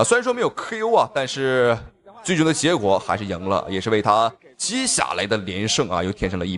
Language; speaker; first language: Chinese; native; Chinese